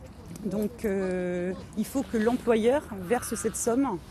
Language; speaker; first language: French; native; French